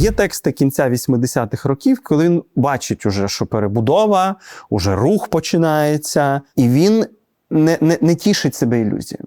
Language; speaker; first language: Ukrainian; native; Ukrainian